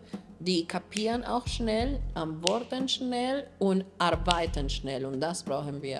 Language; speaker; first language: German; non-native, fluent; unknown